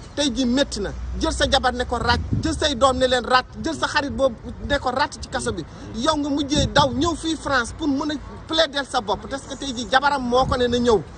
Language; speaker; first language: Wolof; native; Wolof